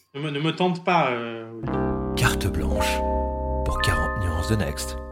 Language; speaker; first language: French; native; French